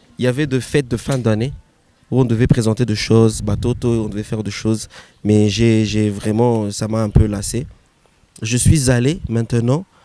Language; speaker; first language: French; non-native, local second language; Swahili